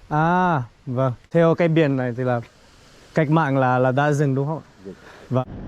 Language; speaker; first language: Vietnamese; non-native, fluent; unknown